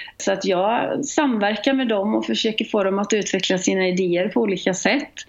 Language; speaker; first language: Swedish; native; Swedish